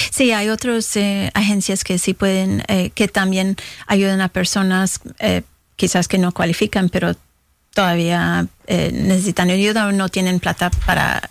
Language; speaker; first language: Spanish; early bilingual, heritage; Spanish